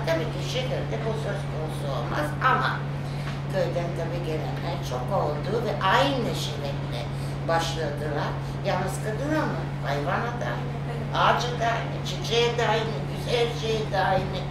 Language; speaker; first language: Turkish; non-native, fluent; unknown